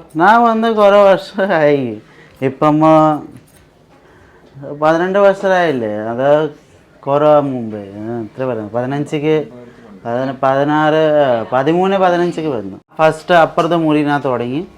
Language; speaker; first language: Malayalam; non-native, local second language; Bangla